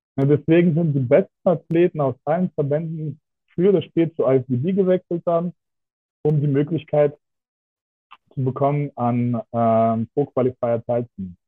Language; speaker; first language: German; non-native, fluent; Russian